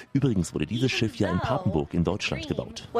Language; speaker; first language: German; native; German